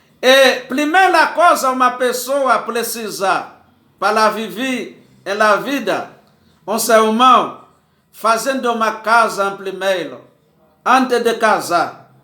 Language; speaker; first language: Portuguese; non-native, learner; Haitian Creole